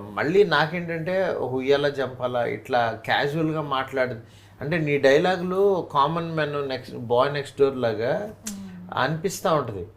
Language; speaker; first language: Telugu; native; Telugu